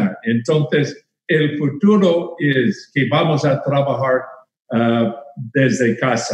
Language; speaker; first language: Spanish; non-native, fluent; English